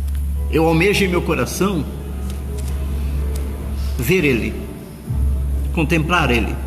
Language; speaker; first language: Portuguese; native; Portuguese